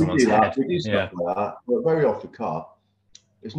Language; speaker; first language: English; native; English